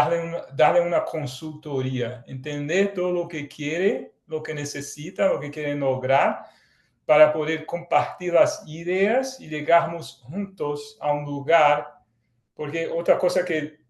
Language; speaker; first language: Spanish; non-native, fluent; Portuguese